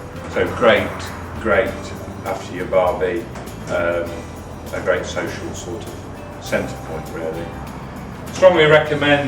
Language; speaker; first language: English; native; English